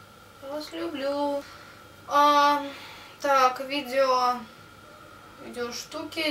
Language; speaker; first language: Russian; native; Russian